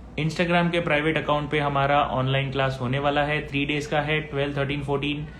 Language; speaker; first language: Hindi; native; Hindi